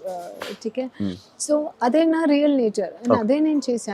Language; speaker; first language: Telugu; non-native, learner; Hindi